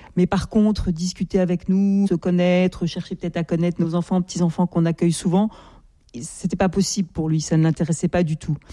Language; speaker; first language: French; native; French